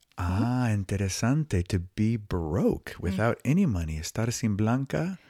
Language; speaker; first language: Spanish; non-native, fluent; English